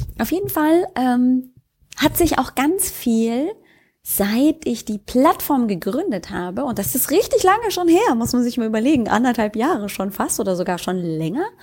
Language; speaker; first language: German; native; German